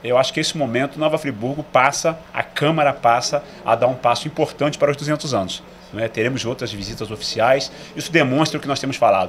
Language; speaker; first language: Portuguese; native; Portuguese